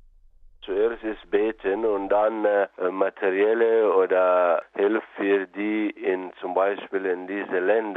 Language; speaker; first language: German; non-native, fluent; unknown